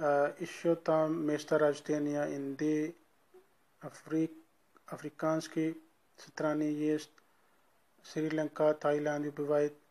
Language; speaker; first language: Russian; non-native, learner; Urdu